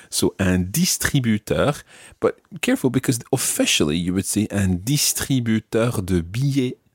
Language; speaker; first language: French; non-native, fluent; English